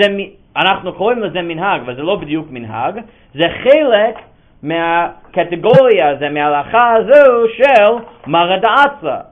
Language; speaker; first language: Hebrew; non-native, fluent; English